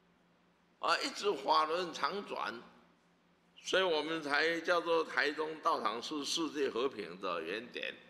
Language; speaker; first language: Chinese; native; Chinese